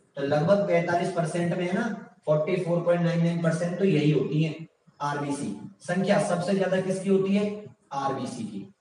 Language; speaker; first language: Hindi; native; Hindi